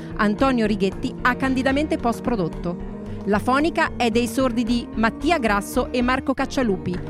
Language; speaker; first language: Italian; native; Italian